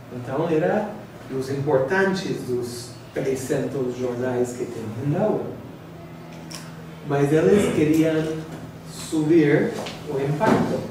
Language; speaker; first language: Portuguese; non-native, fluent; English